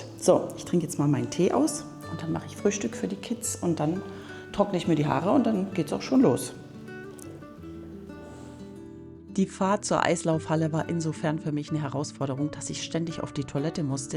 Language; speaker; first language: German; native; German